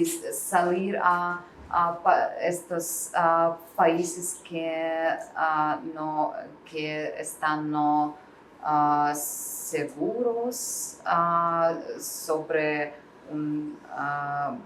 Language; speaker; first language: Spanish; non-native, learner; Russian